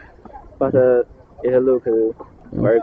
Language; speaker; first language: English; non-native, learner; Chinese